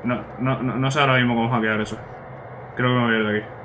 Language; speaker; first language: Spanish; native; Spanish